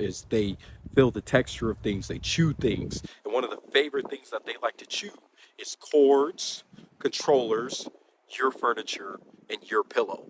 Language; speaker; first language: English; native; English